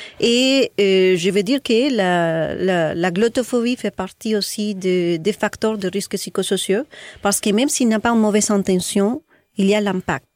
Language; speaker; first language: French; non-native, fluent; Spanish